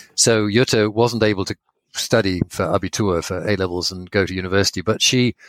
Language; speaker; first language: English; native; English